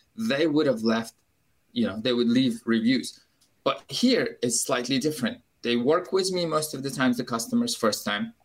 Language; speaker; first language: English; non-native, fluent; Uzbek